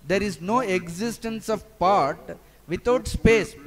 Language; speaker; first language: English; non-native, local second language; Tamil